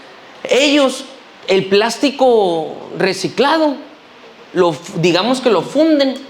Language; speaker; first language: Spanish; native; Spanish